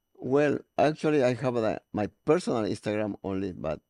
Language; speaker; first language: English; non-native, learner; Spanish